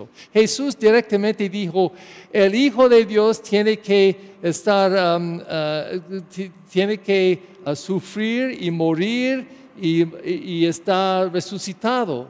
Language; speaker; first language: Spanish; non-native, learner; English